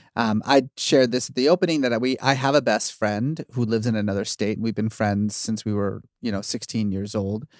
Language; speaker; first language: English; native; English